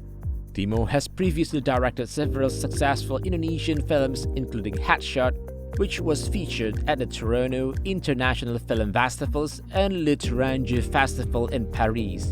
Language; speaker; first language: English; non-native, fluent; Indonesian